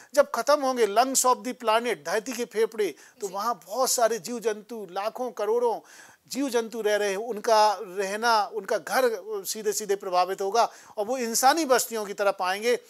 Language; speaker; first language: Hindi; native; Hindi